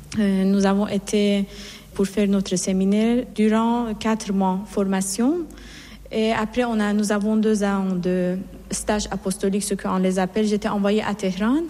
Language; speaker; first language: French; non-native, fluent; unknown